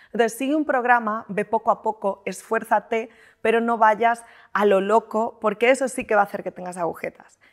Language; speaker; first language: Spanish; native; Spanish